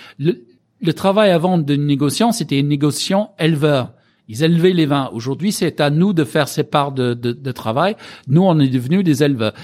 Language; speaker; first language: French; non-native, fluent; English